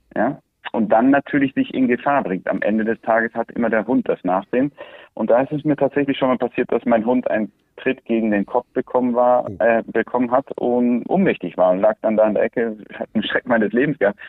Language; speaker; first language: German; early bilingual, other home language; Spanish